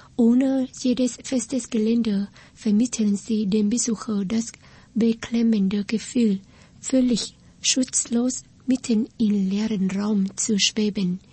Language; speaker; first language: German; non-native, fluent; Vietnamese